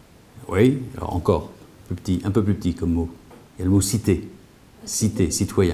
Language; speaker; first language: French; native; French